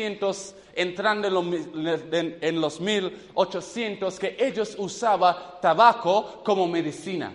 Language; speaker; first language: Spanish; non-native, fluent; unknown